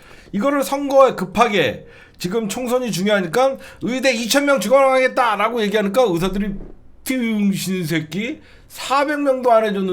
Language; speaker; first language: Korean; native; Korean